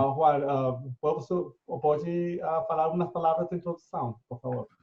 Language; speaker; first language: Portuguese; non-native, fluent; Spanish